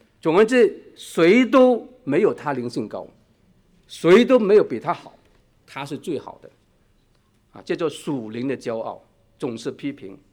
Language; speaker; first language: Chinese; non-native, local second language; Cantonese